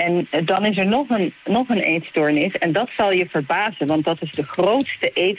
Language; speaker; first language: Dutch; native; Dutch